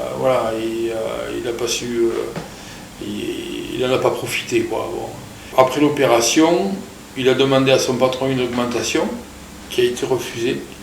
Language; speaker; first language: French; early bilingual, other home language; Portuguese